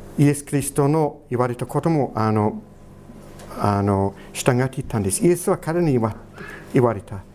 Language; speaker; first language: Japanese; non-native, fluent; English